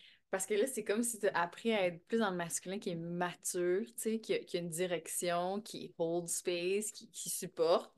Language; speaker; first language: French; native; French